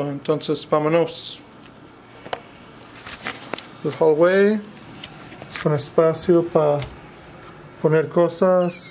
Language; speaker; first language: Spanish; non-native, fluent; English